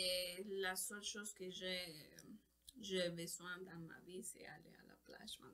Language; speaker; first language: French; non-native, learner; Spanish